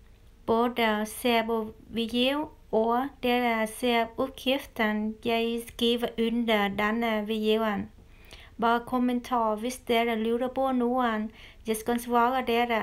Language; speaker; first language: Norwegian; non-native, learner; Vietnamese